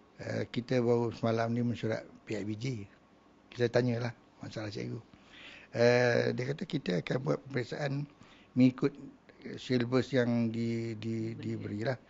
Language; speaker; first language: Malay; native; Malay